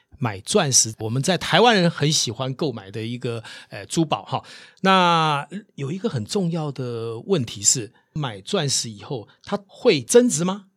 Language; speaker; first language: Chinese; native; Chinese